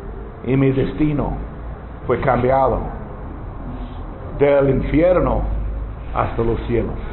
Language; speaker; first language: Spanish; non-native, learner; English